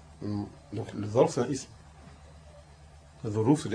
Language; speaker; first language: Arabic; non-native, fluent; French